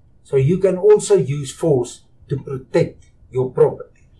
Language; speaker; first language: English; non-native, local second language; Afrikaans